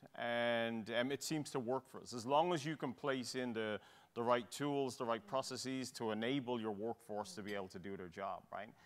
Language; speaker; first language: English; native; English